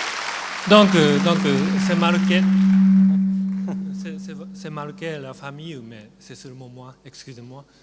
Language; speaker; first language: French; non-native, learner; Japanese